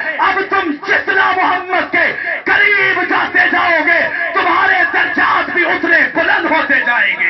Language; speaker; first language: Urdu; non-native, local second language; Punjabi